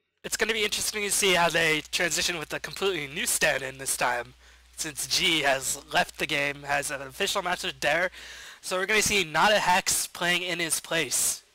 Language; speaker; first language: English; native; English